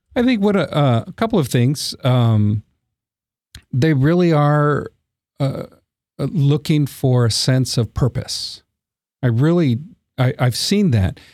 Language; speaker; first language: English; native; English